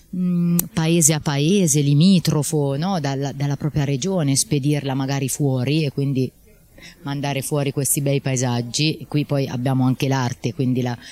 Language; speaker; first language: Italian; native; Italian